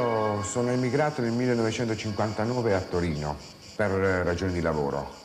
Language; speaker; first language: Italian; native; Italian